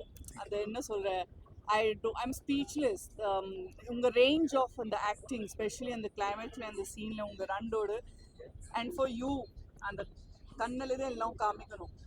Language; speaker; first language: Tamil; non-native, fluent; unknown